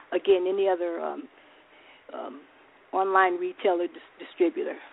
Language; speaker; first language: English; native; English